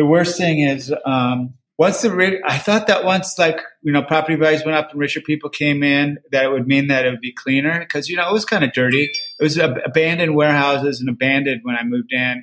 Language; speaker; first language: English; native; English